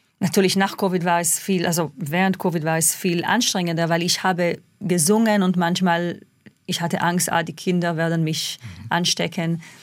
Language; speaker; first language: German; non-native, fluent; Hebrew